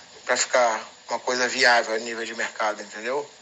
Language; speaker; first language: Portuguese; native; Portuguese